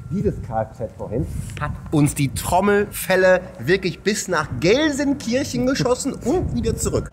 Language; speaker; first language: German; native; German